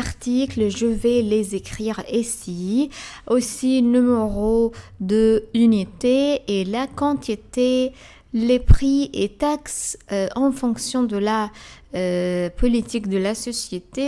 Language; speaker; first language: French; non-native, fluent; Arabic